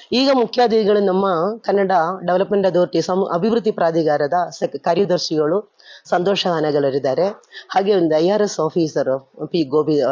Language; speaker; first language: Kannada; non-native, local second language; Malayalam